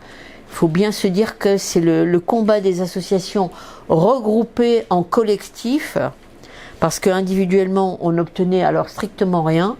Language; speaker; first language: French; native; French